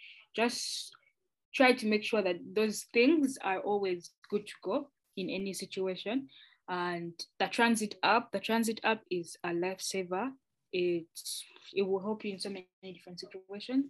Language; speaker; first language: English; non-native, local second language; Ganda